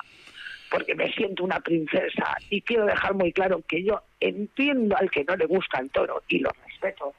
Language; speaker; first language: Spanish; native; Spanish